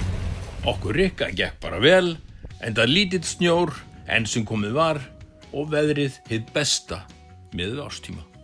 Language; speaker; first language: Icelandic; native; Icelandic